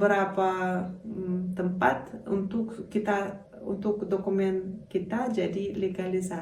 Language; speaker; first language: Indonesian; non-native, fluent; Russian